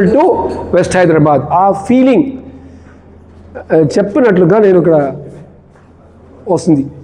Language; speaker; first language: Telugu; non-native, learner; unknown